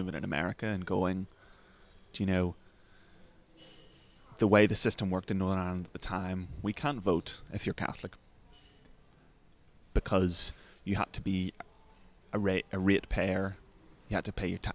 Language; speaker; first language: English; native; English